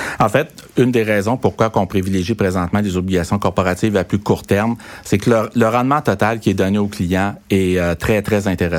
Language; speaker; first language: French; native; French